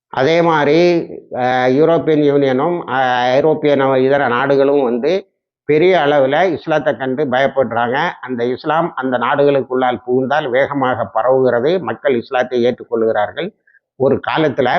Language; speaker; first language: Tamil; native; Tamil